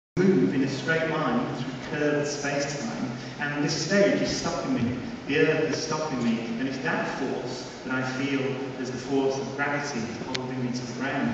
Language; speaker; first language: English; native; English